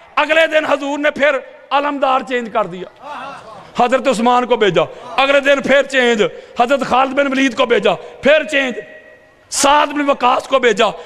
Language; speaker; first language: Urdu; non-native, local second language; Punjabi